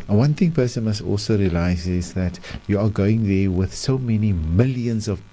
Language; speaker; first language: English; native; English